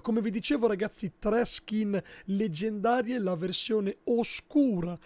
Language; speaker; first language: Italian; native; Italian